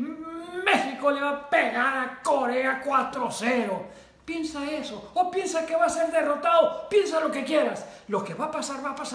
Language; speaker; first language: Spanish; native; Spanish